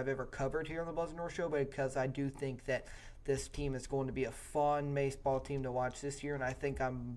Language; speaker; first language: English; native; English